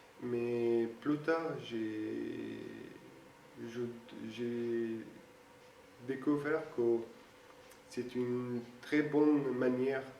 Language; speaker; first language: French; non-native, fluent; Arabic